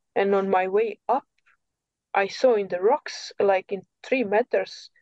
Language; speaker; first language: English; non-native, learner; Serbian